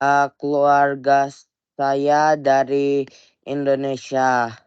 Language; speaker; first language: Indonesian; non-native, learner; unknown